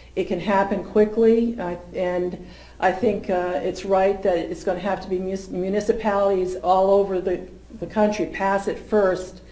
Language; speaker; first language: English; native; English